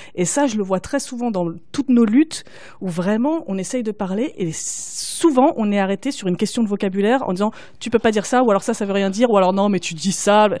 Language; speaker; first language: French; native; French